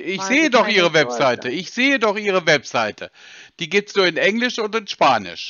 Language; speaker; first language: German; native; German